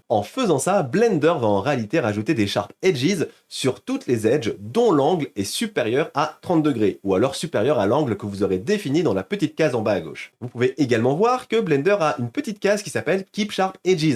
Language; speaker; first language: French; native; French